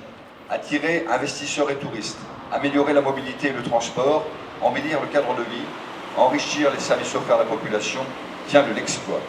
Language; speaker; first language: French; native; French